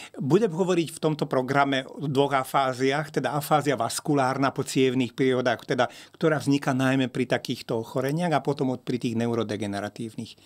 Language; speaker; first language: Slovak; non-native, local second language; Hungarian